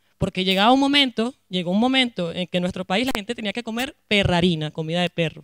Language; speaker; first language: Spanish; native; Spanish